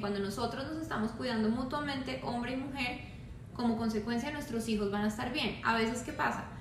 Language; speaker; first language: Spanish; native; Spanish